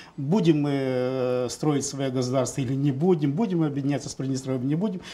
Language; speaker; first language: Russian; native; Russian